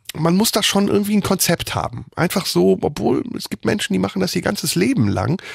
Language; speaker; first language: German; early bilingual, other home language; Turkish